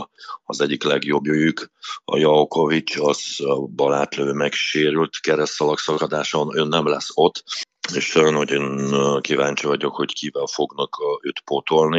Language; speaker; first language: Hungarian; non-native, fluent; Russian